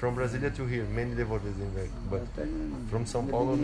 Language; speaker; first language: English; non-native, learner; Portuguese